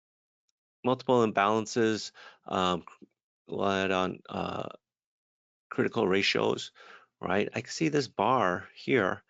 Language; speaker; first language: English; native; English